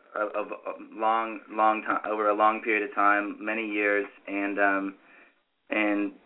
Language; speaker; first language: English; native; English